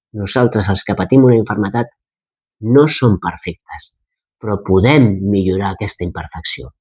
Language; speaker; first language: Catalan; non-native, local second language; Spanish